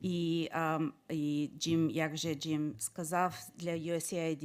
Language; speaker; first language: Ukrainian; non-native, fluent; English